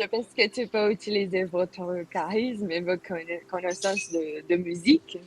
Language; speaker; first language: French; non-native, learner; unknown